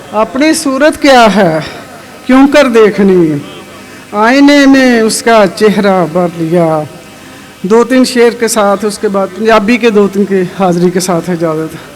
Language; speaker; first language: Urdu; non-native, local second language; Punjabi